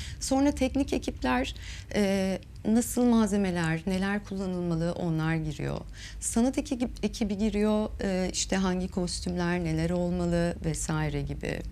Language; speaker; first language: Turkish; native; Turkish